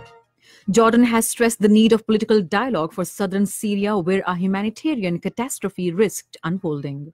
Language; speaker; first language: English; non-native, local second language; Urdu